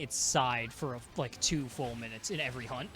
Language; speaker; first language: English; native; English